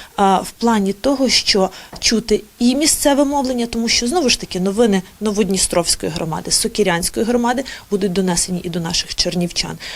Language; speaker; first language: Ukrainian; native; Ukrainian